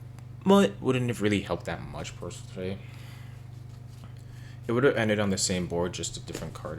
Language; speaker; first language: English; native; English